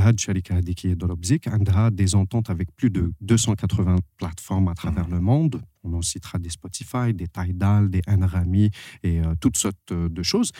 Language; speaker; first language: French; non-native, local second language; Arabic